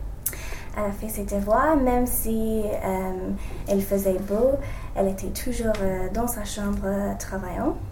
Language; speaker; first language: French; non-native, learner; English